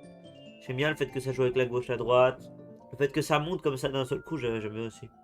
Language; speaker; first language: French; native; French